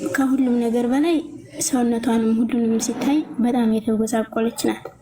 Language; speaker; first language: Amharic; native; Amharic